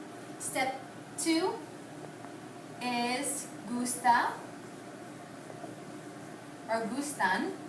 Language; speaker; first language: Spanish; non-native, fluent; English